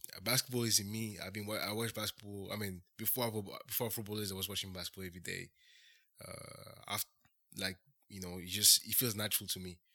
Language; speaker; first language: English; early bilingual, heritage; French